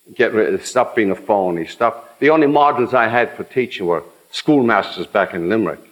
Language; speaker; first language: English; native; English